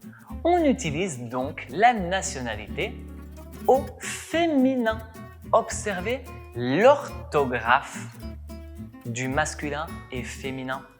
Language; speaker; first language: French; non-native, fluent; Spanish